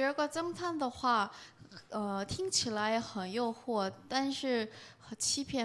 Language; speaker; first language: Chinese; non-native, fluent; Korean